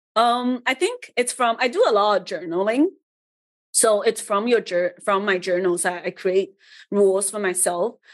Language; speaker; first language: English; early bilingual, other home language; Chinese